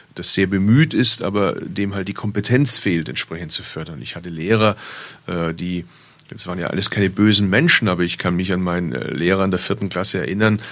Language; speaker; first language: German; early bilingual, other home language; Turkish